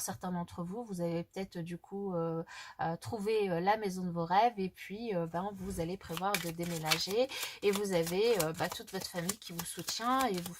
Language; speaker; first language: French; native; French